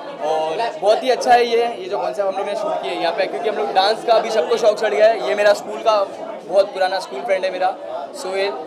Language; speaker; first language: Hindi; native; Hindi